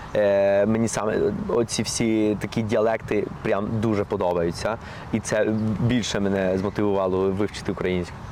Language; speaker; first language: Ukrainian; non-native, fluent; Spanish